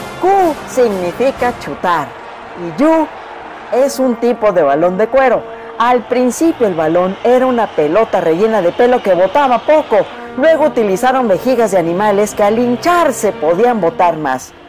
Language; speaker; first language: Spanish; native; Spanish